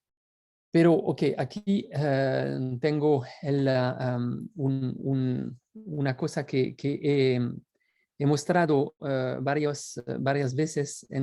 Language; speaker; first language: Spanish; non-native, fluent; French